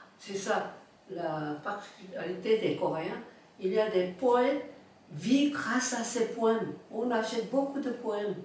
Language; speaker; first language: French; non-native, fluent; Korean